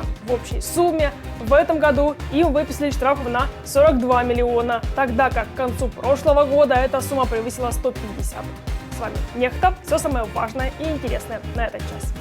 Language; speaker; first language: Russian; native; Russian